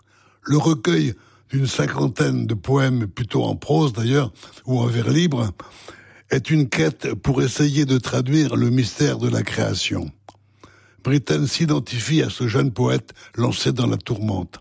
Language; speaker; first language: French; native; French